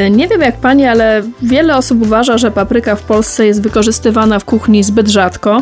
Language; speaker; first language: Polish; native; Polish